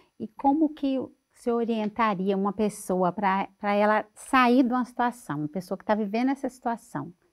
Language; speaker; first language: Portuguese; native; Portuguese